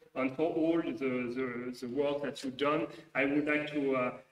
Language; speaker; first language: English; non-native, fluent; French